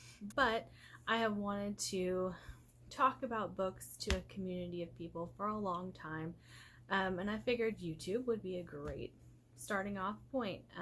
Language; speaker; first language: English; native; English